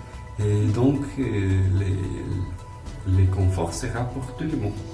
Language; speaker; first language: French; non-native, learner; Spanish